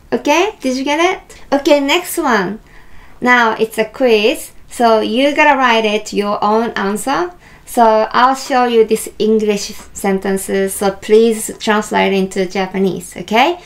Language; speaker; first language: English; non-native, fluent; Japanese